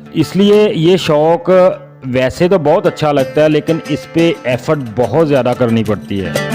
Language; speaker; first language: Urdu; non-native, local second language; Punjabi